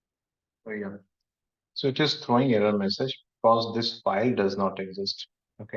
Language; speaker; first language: English; non-native, local second language; Hindi